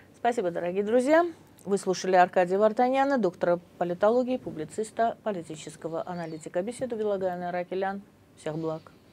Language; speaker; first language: Russian; non-native, local second language; Armenian